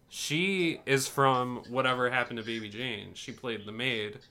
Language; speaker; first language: English; native; English